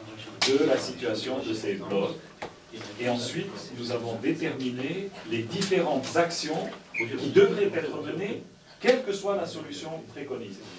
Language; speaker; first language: French; native; French